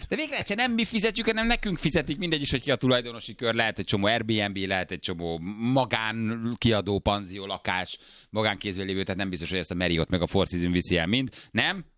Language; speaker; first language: Hungarian; native; Hungarian